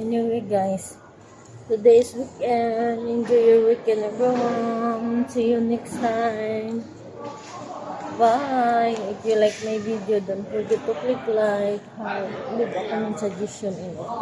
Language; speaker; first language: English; non-native, local second language; Filipino